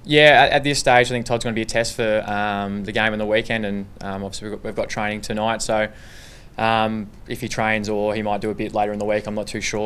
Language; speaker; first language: English; native; English